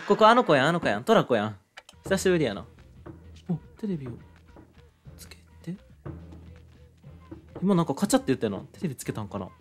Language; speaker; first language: Japanese; native; Japanese